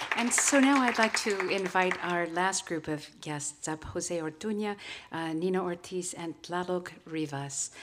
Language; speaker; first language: English; native; English